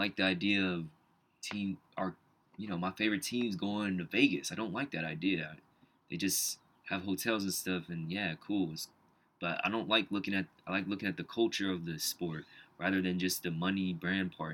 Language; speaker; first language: English; native; English